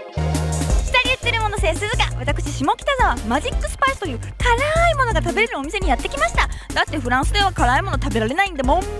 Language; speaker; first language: Japanese; native; Japanese